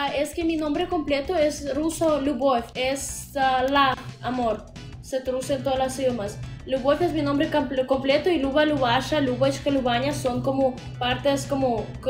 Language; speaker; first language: Spanish; non-native, fluent; Russian